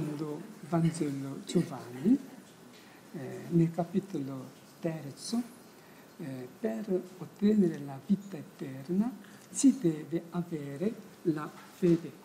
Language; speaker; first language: Italian; non-native, fluent; Korean